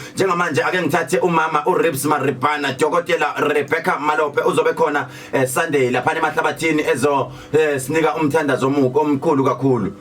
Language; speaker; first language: Zulu; native; Zulu